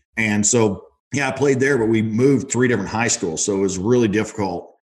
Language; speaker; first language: English; native; English